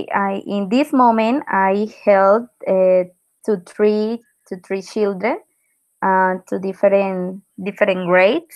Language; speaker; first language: English; non-native, learner; Spanish